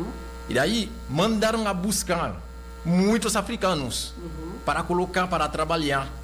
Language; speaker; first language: Portuguese; non-native, local second language; Haitian Creole